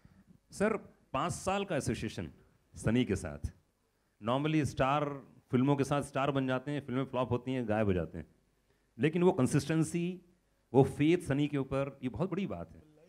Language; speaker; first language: Hindi; native; Hindi